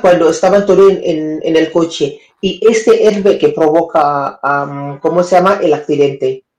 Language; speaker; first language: Spanish; non-native, learner; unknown